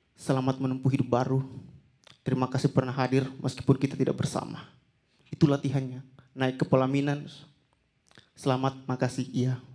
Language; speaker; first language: Indonesian; native; Indonesian